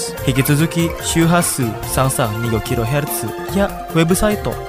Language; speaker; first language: Japanese; non-native, fluent; Indonesian